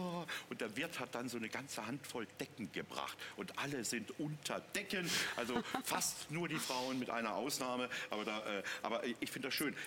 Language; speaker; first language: German; native; German